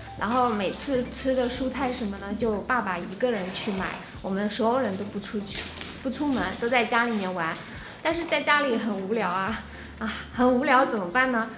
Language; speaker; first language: Chinese; native; Chinese